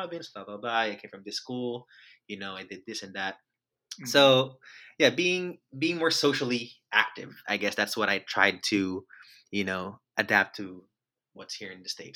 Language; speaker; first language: English; non-native, local second language; Filipino